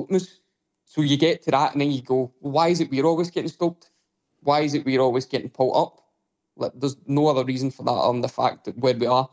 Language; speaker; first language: English; native; English